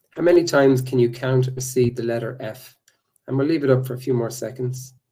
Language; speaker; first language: English; native; English